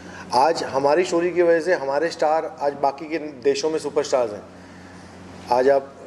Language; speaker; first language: Hindi; native; Hindi